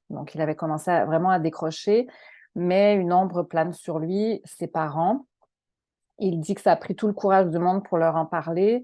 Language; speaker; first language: French; native; French